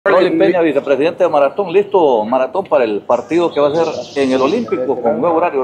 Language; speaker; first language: Spanish; native; Spanish